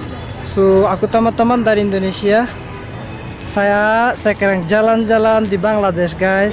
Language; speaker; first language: Indonesian; non-native, learner; Bangla